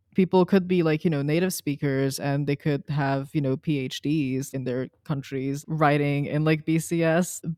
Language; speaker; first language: English; early bilingual, other home language; Serbian